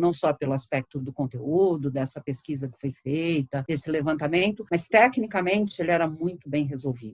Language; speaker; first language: Portuguese; native; Portuguese